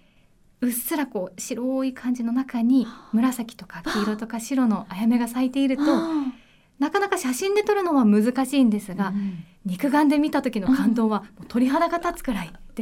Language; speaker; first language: Japanese; native; Japanese